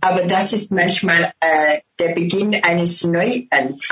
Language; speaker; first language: German; non-native, fluent; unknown